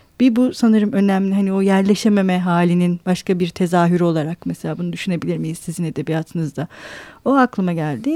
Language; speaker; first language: Turkish; native; Turkish